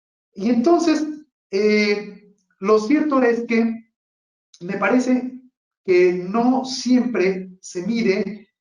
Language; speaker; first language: Spanish; native; Spanish